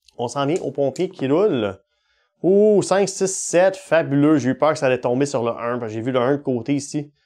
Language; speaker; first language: French; native; French